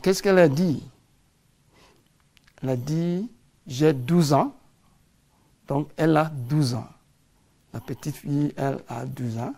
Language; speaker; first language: French; non-native, fluent; English